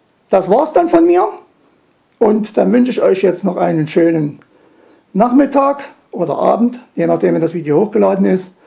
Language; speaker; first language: German; native; German